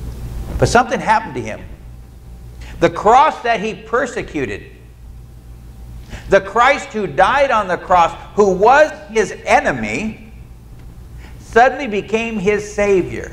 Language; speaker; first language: English; native; English